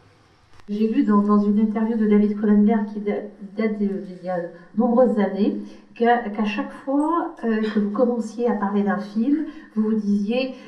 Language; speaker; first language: French; native; French